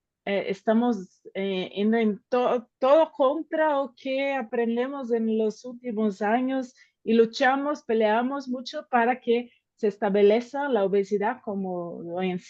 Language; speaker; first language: Spanish; non-native, fluent; Portuguese